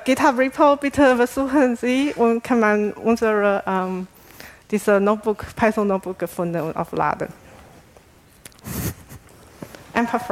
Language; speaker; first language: German; non-native, fluent; Chinese